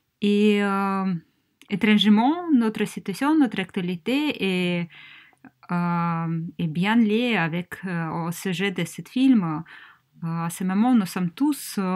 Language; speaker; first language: French; non-native, fluent; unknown